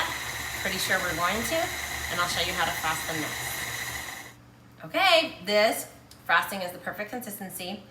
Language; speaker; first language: English; native; English